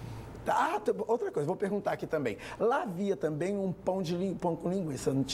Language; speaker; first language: Portuguese; native; Portuguese